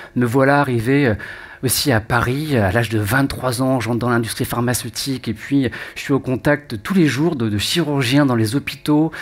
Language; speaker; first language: French; native; French